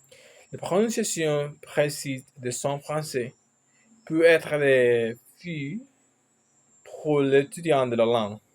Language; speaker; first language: French; non-native, learner; Spanish